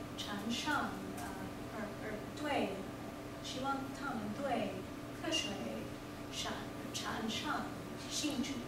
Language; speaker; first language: Chinese; non-native, learner; English